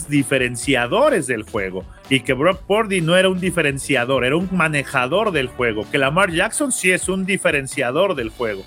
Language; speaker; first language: Spanish; native; Spanish